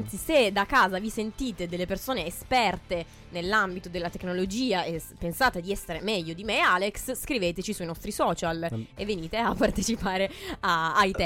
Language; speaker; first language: Italian; native; Italian